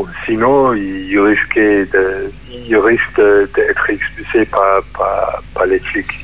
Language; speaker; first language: French; non-native, fluent; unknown